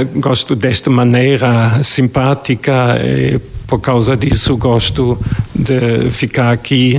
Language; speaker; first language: Portuguese; non-native, fluent; German